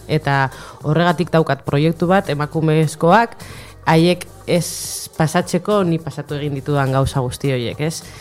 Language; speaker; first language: Basque; non-native, local second language; Spanish